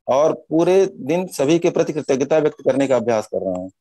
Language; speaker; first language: Hindi; native; Hindi